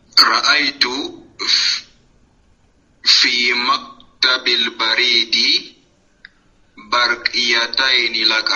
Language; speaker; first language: Arabic; non-native, learner; French